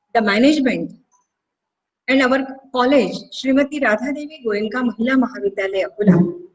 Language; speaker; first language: English; non-native, local second language; Marathi